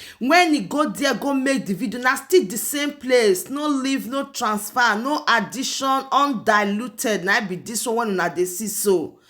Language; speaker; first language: Nigerian Pidgin; non-native, local second language; Igbo